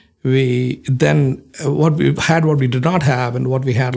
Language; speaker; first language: English; non-native, local second language; Malayalam